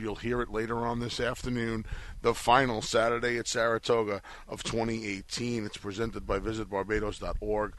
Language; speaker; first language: English; native; English